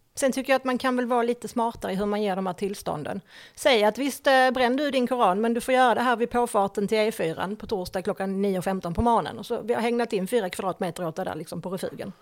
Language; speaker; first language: Swedish; native; Swedish